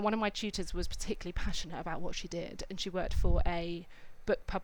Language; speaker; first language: English; native; English